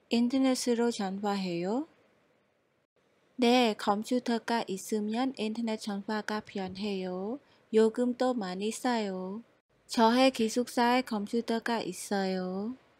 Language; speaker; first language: Korean; non-native, fluent; Khmer